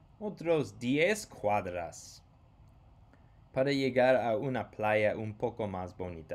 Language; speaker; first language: Spanish; non-native, fluent; English